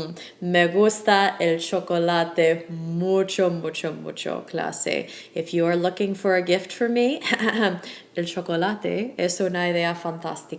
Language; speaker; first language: Spanish; non-native, fluent; English